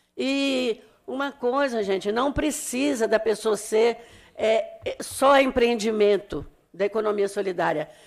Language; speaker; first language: Portuguese; native; Portuguese